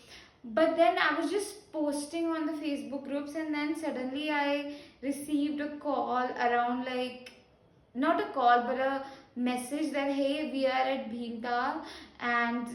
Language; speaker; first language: English; non-native, local second language; Hindi